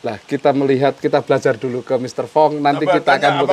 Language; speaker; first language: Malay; non-native, local second language; Javanese